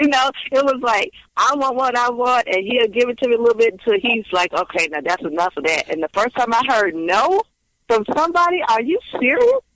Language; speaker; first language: English; native; English